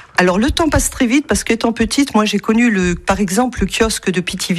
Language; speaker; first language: French; native; French